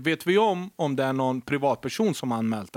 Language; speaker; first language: Swedish; native; Swedish